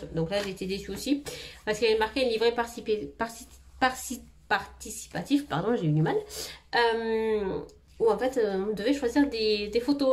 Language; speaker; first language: French; native; French